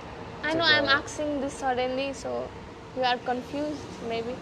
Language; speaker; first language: English; non-native, learner; Nepali